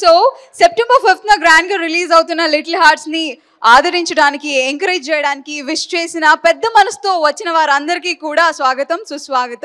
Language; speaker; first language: Telugu; native; Telugu